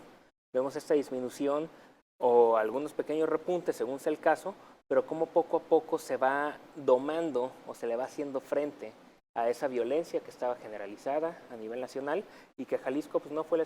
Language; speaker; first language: Spanish; native; Spanish